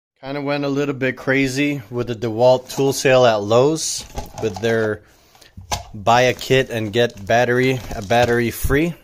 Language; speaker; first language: English; native; English